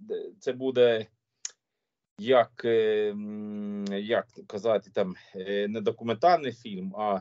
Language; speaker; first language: Ukrainian; non-native, learner; Swedish